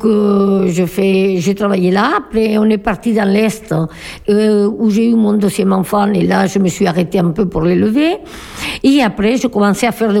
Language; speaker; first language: French; non-native, fluent; Spanish